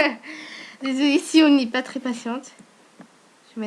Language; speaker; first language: French; native; French